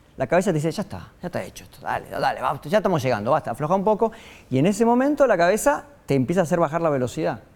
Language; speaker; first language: Spanish; native; Spanish